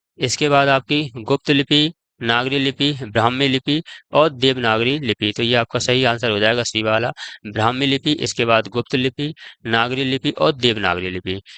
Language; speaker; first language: Hindi; native; Hindi